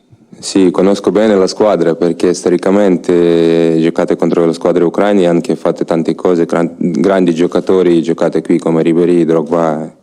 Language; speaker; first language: Italian; non-native, learner; Ukrainian